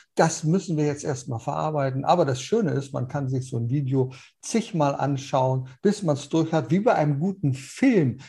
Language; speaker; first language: German; early bilingual, heritage; Danish